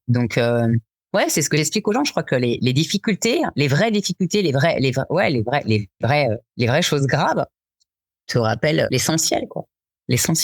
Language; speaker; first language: French; native; French